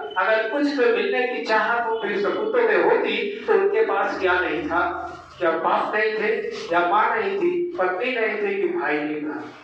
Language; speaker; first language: Hindi; native; Hindi